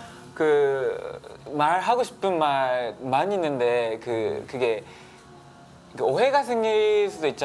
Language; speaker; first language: Korean; non-native, fluent; Japanese